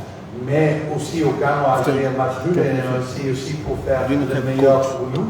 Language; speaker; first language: French; non-native, fluent; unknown